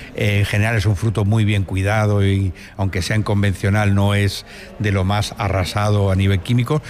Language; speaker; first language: Spanish; native; Spanish